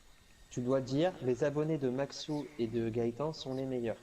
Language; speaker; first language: French; native; French